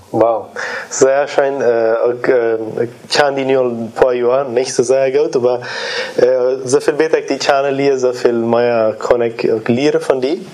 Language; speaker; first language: German; early bilingual, heritage; Plautdietsch